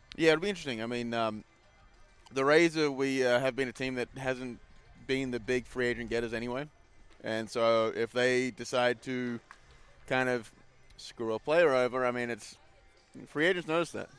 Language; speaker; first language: English; native; English